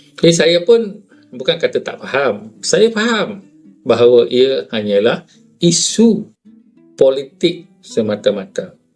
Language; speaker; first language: Malay; native; Malay